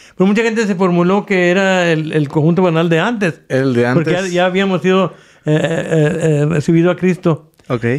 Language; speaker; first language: Spanish; native; Spanish